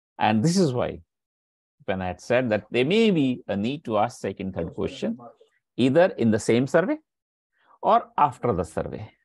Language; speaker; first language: English; non-native, local second language; Hindi